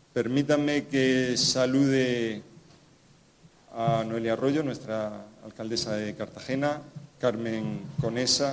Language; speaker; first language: Spanish; native; Spanish